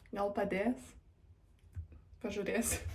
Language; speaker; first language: Lithuanian; non-native, learner; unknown